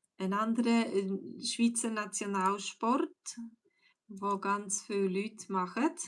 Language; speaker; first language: German; native; German